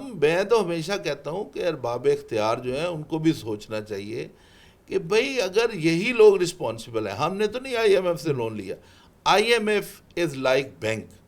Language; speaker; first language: Urdu; non-native, local second language; Punjabi